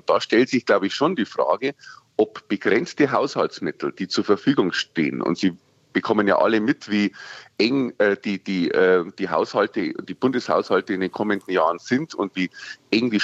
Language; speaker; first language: German; native; German